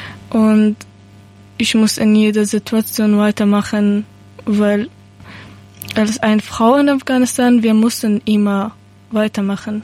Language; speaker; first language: German; non-native, learner; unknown